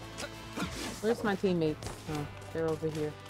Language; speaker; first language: English; native; English